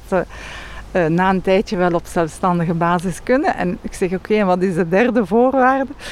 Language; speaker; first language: Dutch; non-native, local second language; French